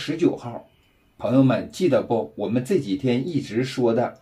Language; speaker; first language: Chinese; native; Chinese